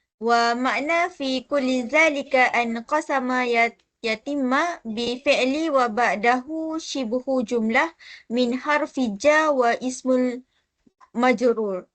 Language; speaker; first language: Arabic; non-native, learner; Malay